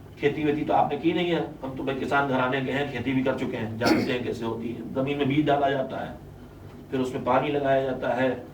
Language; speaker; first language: Urdu; native; Urdu